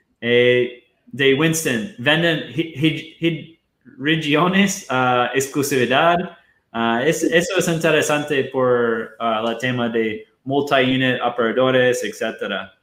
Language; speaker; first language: Spanish; non-native, fluent; Portuguese